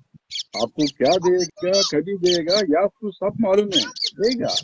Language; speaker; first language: Hindi; non-native, local second language; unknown